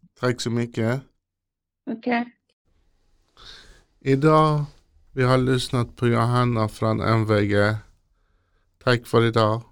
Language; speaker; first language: Swedish; non-native, learner; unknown